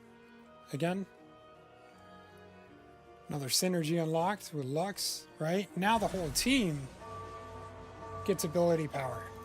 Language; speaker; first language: English; native; English